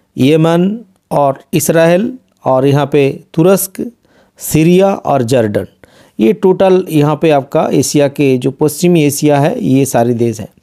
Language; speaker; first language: Hindi; non-native, local second language; Bangla